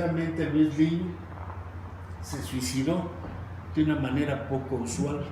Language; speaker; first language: Spanish; native; Spanish